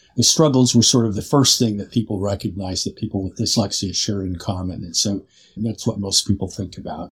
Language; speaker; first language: English; native; English